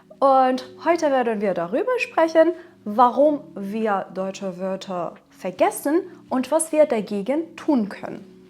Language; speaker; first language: German; non-native, fluent; Persian